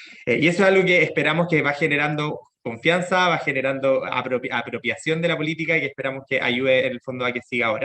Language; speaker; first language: Spanish; native; Spanish